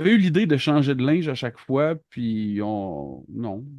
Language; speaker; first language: French; native; French